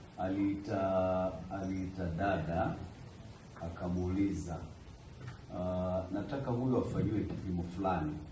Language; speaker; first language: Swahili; non-native, local second language; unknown